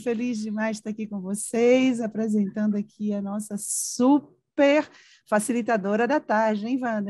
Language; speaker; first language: Portuguese; native; Portuguese